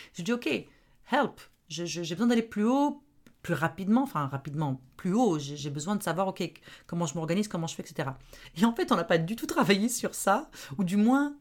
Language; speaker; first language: French; non-native, local second language; Arabic